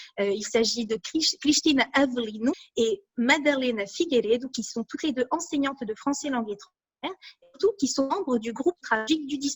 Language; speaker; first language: French; native; French